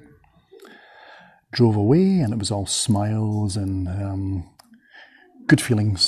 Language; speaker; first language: English; native; English